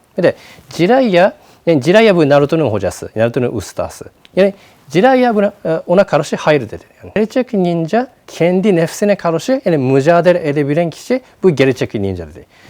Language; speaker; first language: Turkish; non-native, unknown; Japanese